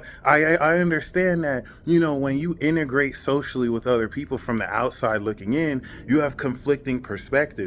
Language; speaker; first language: English; native; English